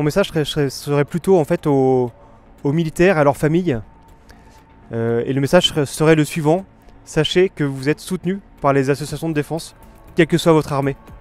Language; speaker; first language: French; native; French